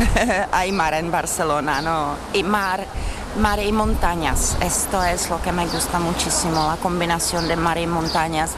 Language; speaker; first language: Spanish; non-native, learner; Czech